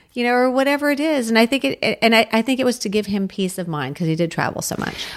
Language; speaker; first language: English; native; English